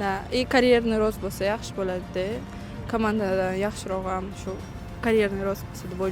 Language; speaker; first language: Uzbek; non-native, local second language; Russian